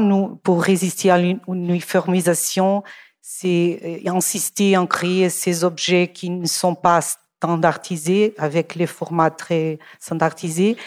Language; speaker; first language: French; non-native, fluent; Portuguese